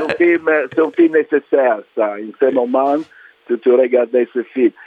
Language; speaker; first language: French; non-native, learner; Italian